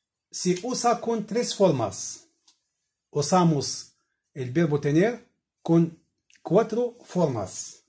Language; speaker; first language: Spanish; non-native, learner; Arabic